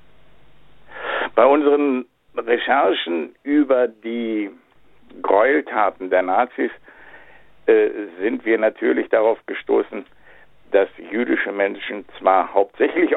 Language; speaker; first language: German; native; German